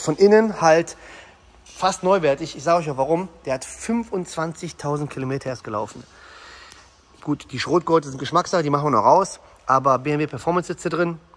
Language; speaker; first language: German; native; German